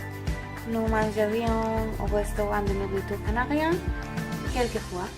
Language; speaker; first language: French; non-native, learner; Spanish